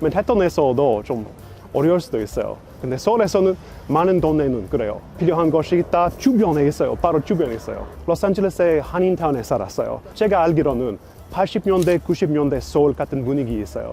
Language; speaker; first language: Korean; non-native, fluent; English